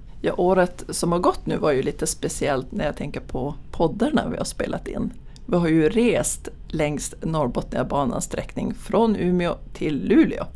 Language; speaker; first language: Swedish; native; Swedish